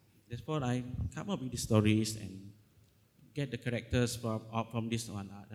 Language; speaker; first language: English; non-native, local second language; Malay